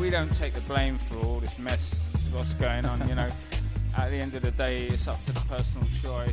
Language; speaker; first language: English; native; English